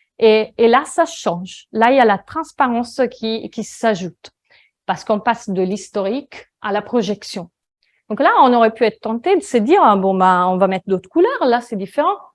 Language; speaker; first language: French; non-native, fluent; Italian